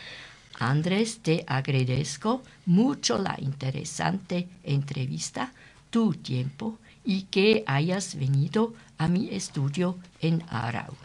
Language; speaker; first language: Spanish; non-native, learner; German